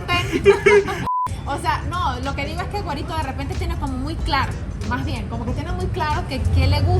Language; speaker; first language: Spanish; native; Spanish